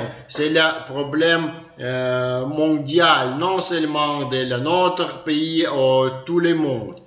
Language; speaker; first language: French; non-native, learner; Ukrainian